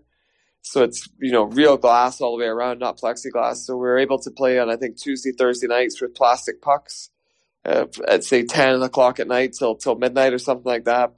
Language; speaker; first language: English; native; English